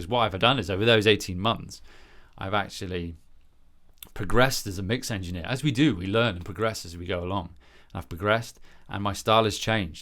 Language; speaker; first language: English; native; English